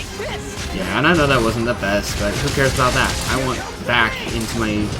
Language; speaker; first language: English; native; English